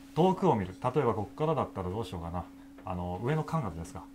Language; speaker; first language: Japanese; native; Japanese